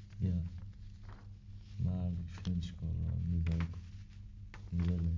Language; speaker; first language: Dutch; non-native, learner; Arabic